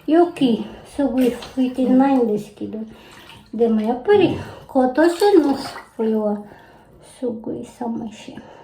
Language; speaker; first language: Japanese; non-native, learner; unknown